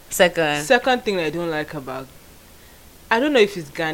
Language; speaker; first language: English; non-native, local second language; Igbo